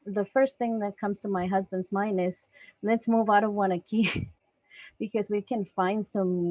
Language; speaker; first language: English; non-native, fluent; Spanish